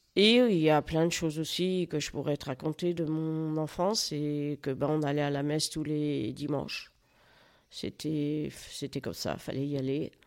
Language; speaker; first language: French; native; French